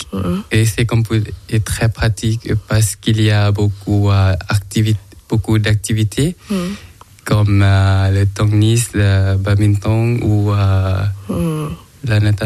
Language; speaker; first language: French; non-native, learner; Thai